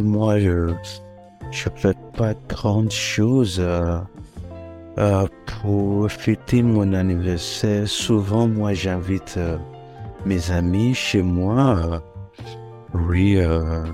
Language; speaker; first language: French; non-native, fluent; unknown